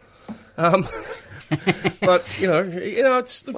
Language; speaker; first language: English; native; English